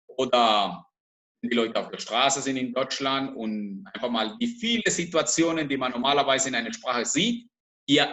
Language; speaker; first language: German; non-native, fluent; Spanish